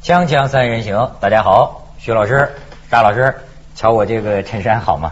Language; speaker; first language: Chinese; native; Chinese